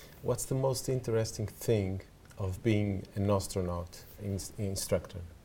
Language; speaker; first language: English; non-native, fluent; Portuguese